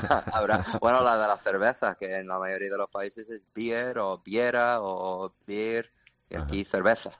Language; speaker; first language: Spanish; non-native, fluent; English